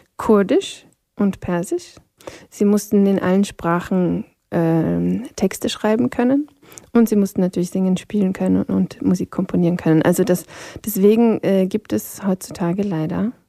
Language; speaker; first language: German; non-native, local second language; Upper Sorbian